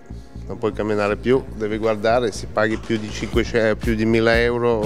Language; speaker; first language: Italian; non-native, fluent; Russian